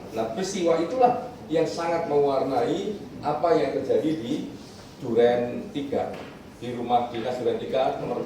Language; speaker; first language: Indonesian; native; Indonesian